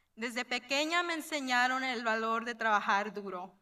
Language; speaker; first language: Spanish; early bilingual, heritage; Spanish